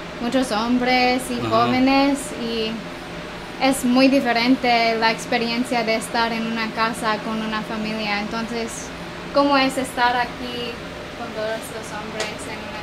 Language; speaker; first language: Spanish; non-native, fluent; English